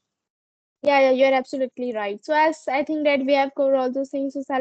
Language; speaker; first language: English; non-native, learner; Hindi